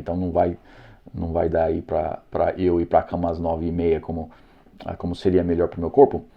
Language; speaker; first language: Portuguese; non-native, fluent; English